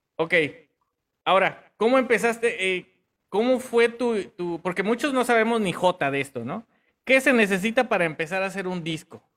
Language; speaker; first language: Spanish; native; Spanish